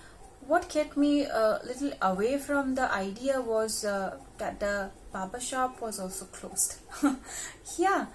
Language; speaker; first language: English; non-native, local second language; Hindi